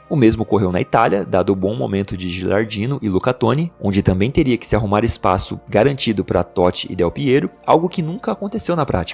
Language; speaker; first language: Portuguese; native; Portuguese